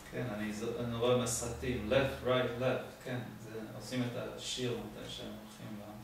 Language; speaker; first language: Hebrew; non-native, fluent; English